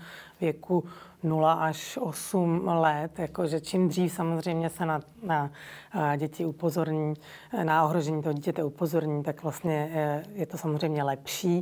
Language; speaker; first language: Czech; native; Czech